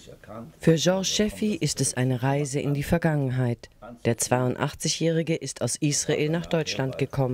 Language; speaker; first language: German; native; German